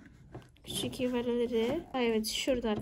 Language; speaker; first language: Turkish; non-native, learner; Indonesian